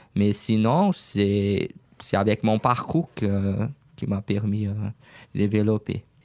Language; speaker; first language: French; non-native, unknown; Portuguese